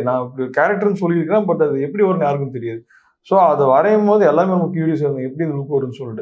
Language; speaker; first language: Tamil; native; Tamil